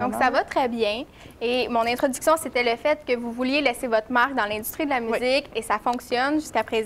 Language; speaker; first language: French; native; French